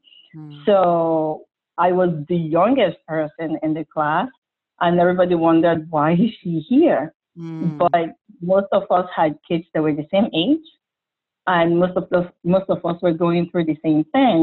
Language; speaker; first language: English; non-native, local second language; Igbo